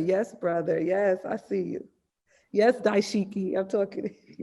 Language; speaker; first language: English; native; English